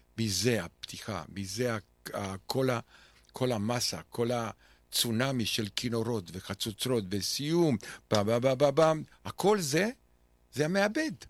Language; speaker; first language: Hebrew; non-native, fluent; Romanian